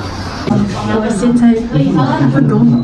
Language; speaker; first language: Chinese; non-native, learner; Russian